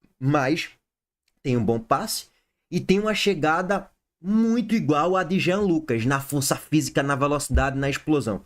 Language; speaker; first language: Portuguese; native; Portuguese